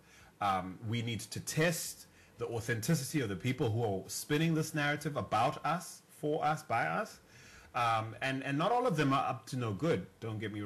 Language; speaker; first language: English; non-native, local second language; North Ndebele